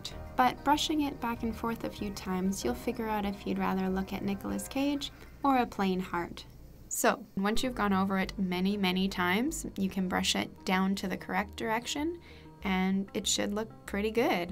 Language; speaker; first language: English; native; English